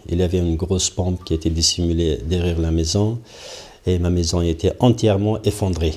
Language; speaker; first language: French; non-native, fluent; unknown